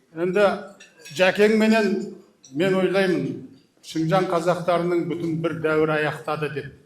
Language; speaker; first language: Kazakh; early bilingual, heritage; Kazakh